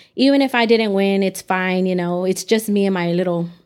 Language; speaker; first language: English; native; English